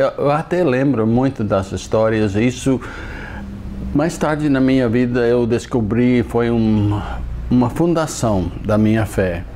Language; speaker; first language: Portuguese; non-native, fluent; English